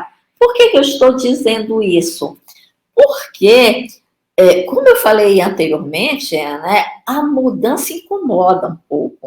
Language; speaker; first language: Portuguese; native; Portuguese